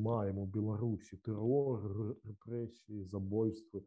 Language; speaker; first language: Polish; non-native, learner; Belarusian